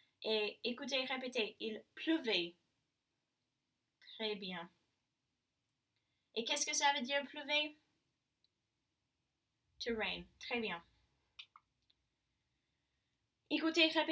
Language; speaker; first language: French; non-native, learner; English